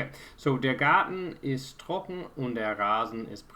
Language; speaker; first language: German; non-native, fluent; English